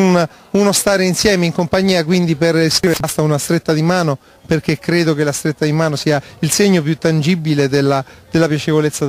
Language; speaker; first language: Italian; native; Italian